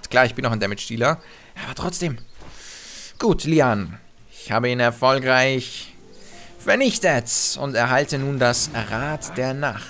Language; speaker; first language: German; native; German